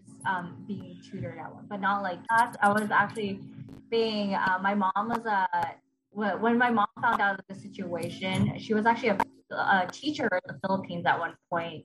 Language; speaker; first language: English; early bilingual, other home language; Iloko